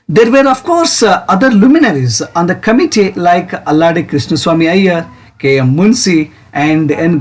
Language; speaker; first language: English; non-native, local second language; Kannada